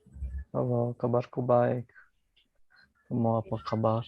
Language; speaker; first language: Indonesian; non-native, learner; Portuguese